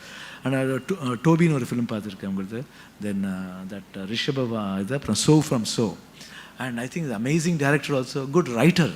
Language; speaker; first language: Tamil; non-native, local second language; Kannada